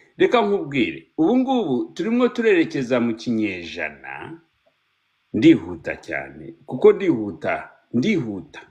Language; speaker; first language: Kinyarwanda; early bilingual, heritage; Kinyarwanda